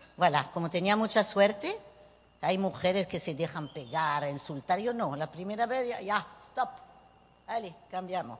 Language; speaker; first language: Spanish; early bilingual, heritage; Spanish